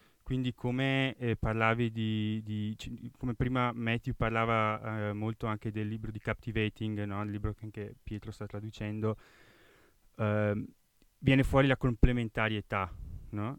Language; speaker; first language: Italian; native; Italian